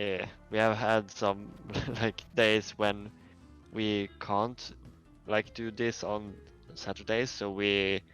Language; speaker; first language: English; non-native, fluent; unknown